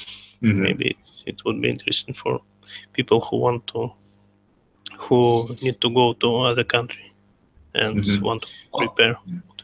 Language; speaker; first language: English; non-native, learner; Russian